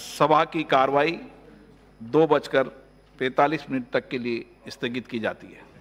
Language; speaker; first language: Hindi; native; Hindi